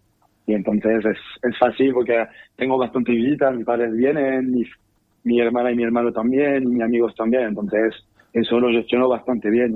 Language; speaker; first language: Spanish; non-native, fluent; French